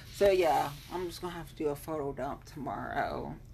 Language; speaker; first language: English; native; English